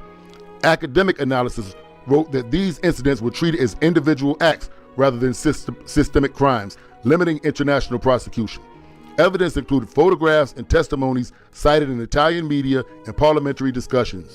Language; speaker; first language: English; native; English